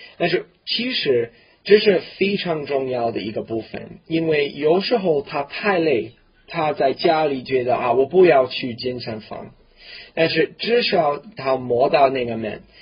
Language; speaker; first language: Chinese; non-native, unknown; English